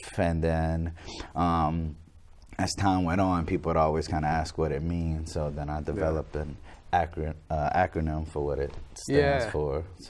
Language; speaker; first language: English; native; English